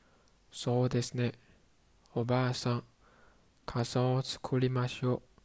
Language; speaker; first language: Japanese; non-native, learner; Chinese